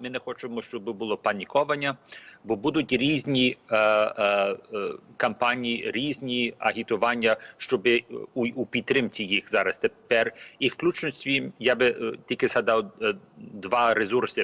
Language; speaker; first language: Ukrainian; early bilingual, heritage; Ukrainian